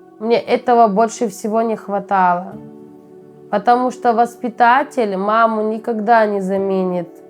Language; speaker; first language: Russian; native; Russian